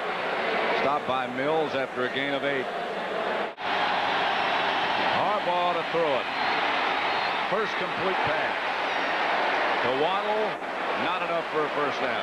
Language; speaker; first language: English; native; English